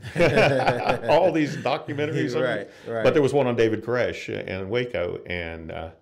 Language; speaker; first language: English; native; English